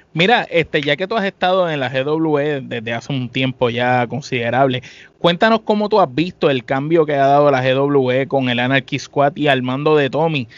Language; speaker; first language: Spanish; native; Spanish